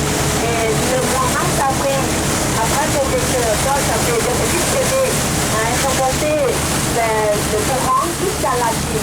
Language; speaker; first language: French; non-native, learner; Thai